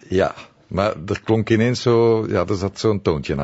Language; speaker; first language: Dutch; native; Dutch